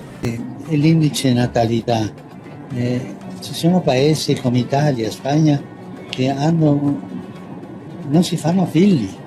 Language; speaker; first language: Italian; non-native, fluent; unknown